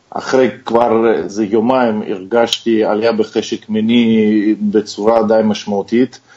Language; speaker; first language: Hebrew; non-native, fluent; Russian